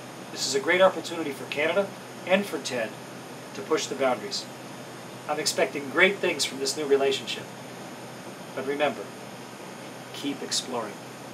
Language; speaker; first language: English; native; English